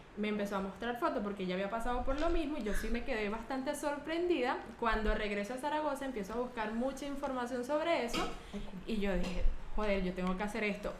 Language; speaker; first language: Spanish; native; Spanish